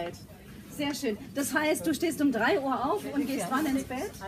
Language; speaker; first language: German; native; German